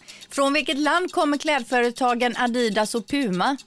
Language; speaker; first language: Swedish; native; Swedish